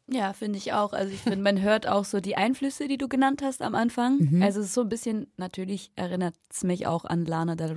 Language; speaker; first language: German; native; German